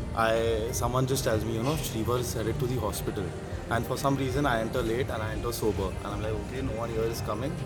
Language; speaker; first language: English; non-native, local second language; Marathi